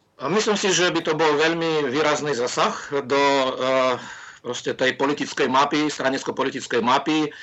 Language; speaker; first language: Slovak; non-native, fluent; Russian